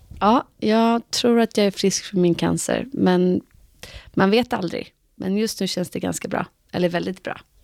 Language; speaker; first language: Swedish; native; Swedish